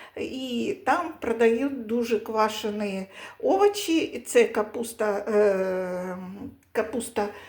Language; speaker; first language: Ukrainian; non-native, local second language; Russian